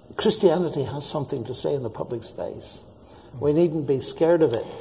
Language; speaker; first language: English; native; English